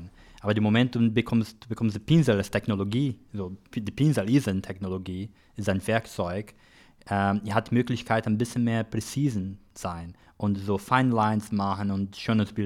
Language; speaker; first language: German; non-native, learner; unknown